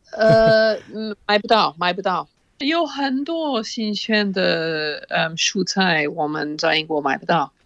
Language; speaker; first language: Chinese; non-native, fluent; English